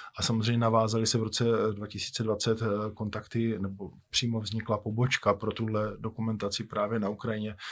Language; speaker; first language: Czech; native; Czech